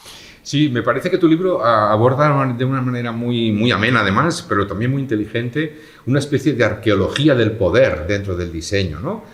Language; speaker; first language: Spanish; native; Spanish